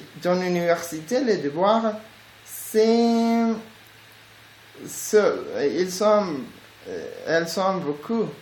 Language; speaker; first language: French; non-native, learner; Spanish